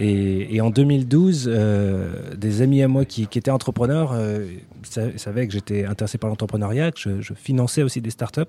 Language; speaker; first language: French; native; French